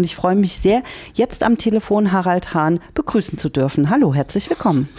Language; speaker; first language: German; native; German